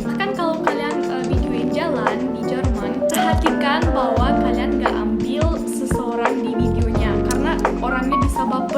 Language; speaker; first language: Indonesian; non-native, fluent; German